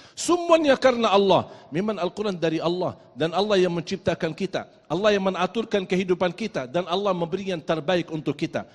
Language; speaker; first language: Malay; non-native, fluent; Arabic